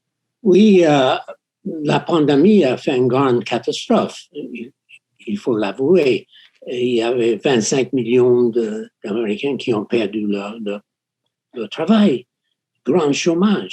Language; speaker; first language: French; non-native, fluent; English